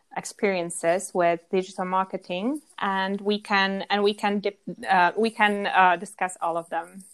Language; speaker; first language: English; non-native, fluent; Polish